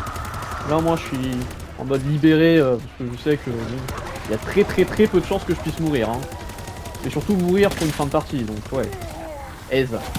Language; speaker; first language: French; native; French